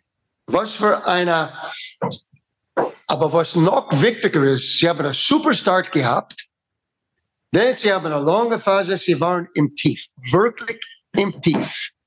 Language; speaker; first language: German; non-native, fluent; English